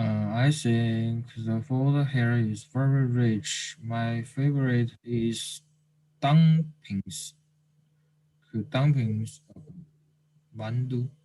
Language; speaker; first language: English; non-native, learner; Chinese